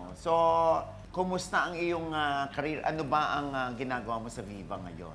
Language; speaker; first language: Filipino; native; Filipino